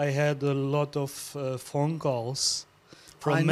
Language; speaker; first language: English; non-native, learner; Albanian